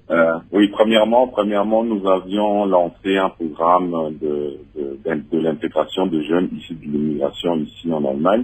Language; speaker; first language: French; non-native, local second language; Lingala